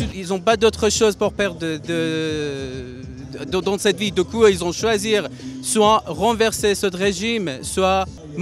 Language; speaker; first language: French; non-native, learner; Persian